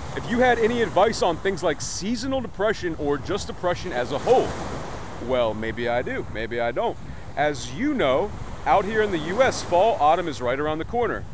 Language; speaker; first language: English; native; English